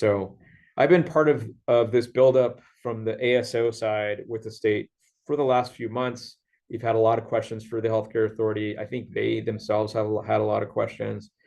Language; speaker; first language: English; native; English